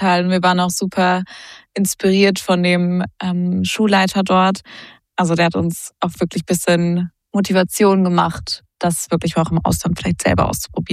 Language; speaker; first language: German; native; German